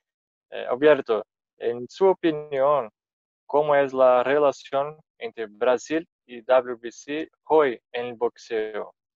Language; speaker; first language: Spanish; non-native, fluent; Portuguese